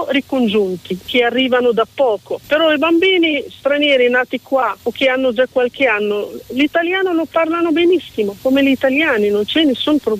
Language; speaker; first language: Italian; non-native, fluent; Arabic